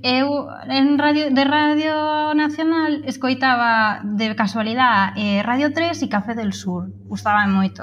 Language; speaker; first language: Galician; native; Galician